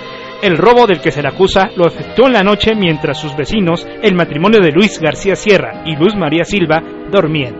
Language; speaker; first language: Spanish; native; Spanish